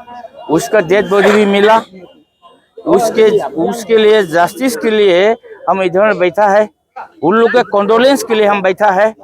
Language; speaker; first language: Hindi; non-native, local second language; Manipuri